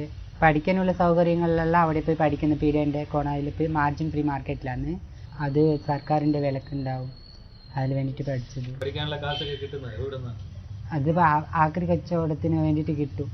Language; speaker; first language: Malayalam; non-native, learner; Tamil